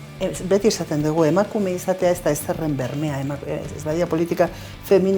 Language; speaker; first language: Basque; native; Basque